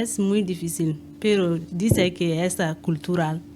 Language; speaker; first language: Spanish; non-native, learner; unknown